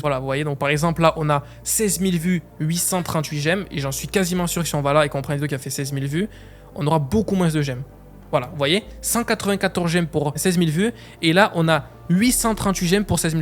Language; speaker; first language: French; native; French